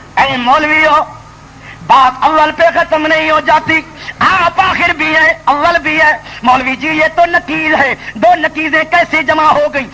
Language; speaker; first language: Urdu; non-native, local second language; Punjabi